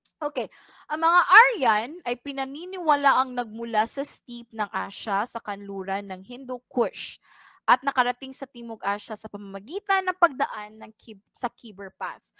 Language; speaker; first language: Filipino; non-native, local second language; Cebuano